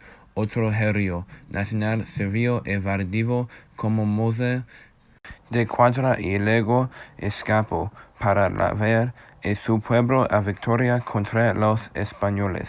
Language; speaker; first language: Spanish; non-native, learner; English